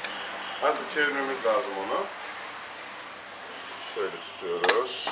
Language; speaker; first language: Turkish; native; Turkish